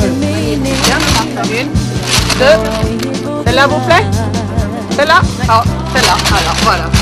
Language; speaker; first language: French; native; French